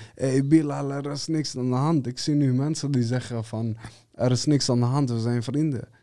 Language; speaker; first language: Dutch; early bilingual, other home language; Serbian